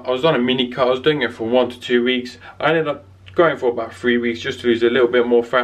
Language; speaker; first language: English; native; English